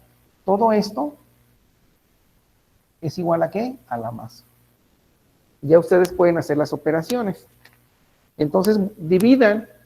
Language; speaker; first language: Spanish; native; Spanish